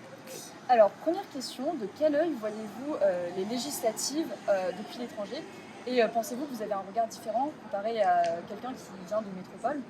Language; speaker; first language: French; native; French